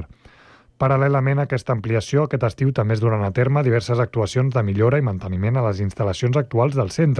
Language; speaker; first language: Catalan; native; Catalan